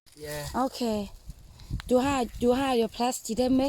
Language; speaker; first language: Danish; non-native, learner; Thai